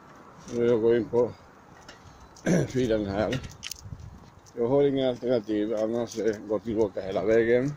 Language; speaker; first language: Swedish; non-native, learner; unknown